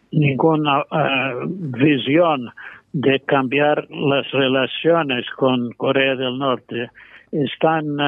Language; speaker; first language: Spanish; non-native, fluent; English